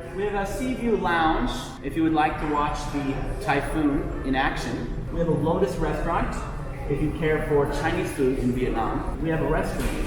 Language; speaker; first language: English; native; English